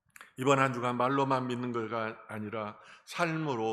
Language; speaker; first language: Korean; native; Korean